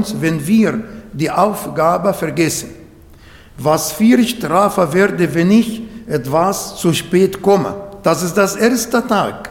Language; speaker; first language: German; non-native, fluent; Arabic